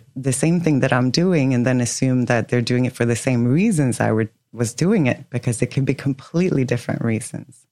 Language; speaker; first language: English; non-native, fluent; Swedish